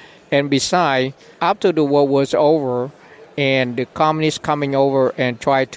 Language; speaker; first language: English; non-native, learner; Vietnamese